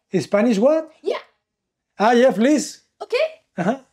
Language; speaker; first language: English; non-native, fluent; Spanish